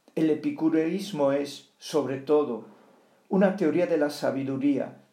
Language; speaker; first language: Spanish; non-native, local second language; Galician